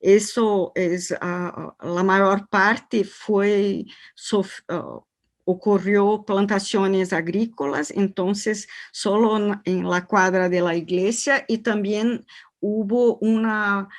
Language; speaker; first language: Spanish; non-native, learner; Portuguese